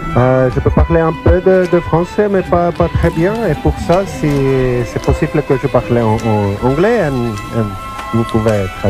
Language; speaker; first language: French; non-native, learner; Finnish